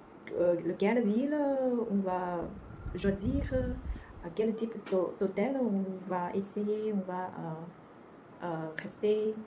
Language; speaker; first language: French; non-native, learner; Chinese